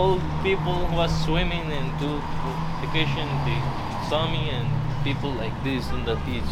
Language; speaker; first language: English; non-native, learner; Arabic